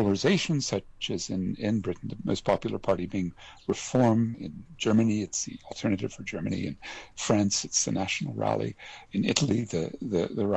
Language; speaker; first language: English; native; English